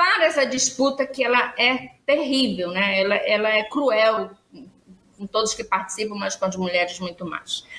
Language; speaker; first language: Portuguese; native; Portuguese